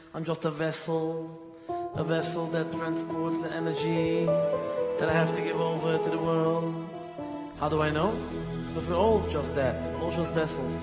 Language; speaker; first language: English; early bilingual, other home language; Yiddish